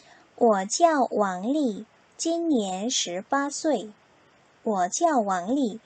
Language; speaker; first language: Chinese; non-native, fluent; Korean